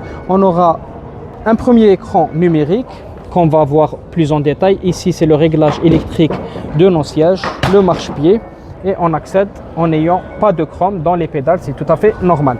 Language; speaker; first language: French; native; French